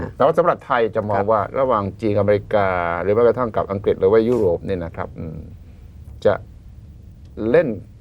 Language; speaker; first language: Thai; native; Thai